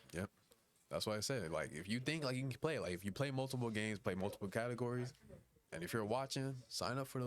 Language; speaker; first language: English; native; English